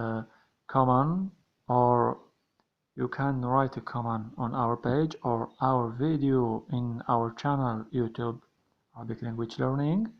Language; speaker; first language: English; non-native, learner; Arabic